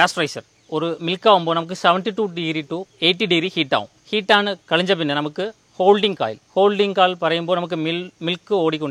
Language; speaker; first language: Malayalam; non-native, local second language; Tamil